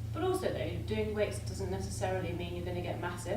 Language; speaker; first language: English; native; English